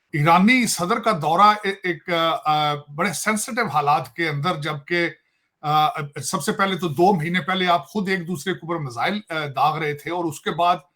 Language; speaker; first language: Urdu; non-native, local second language; Punjabi